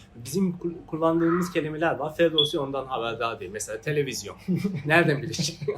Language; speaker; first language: Turkish; non-native, fluent; Persian